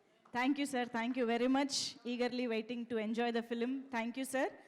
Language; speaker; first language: Telugu; native; Telugu